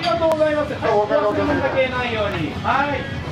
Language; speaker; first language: Japanese; native; Japanese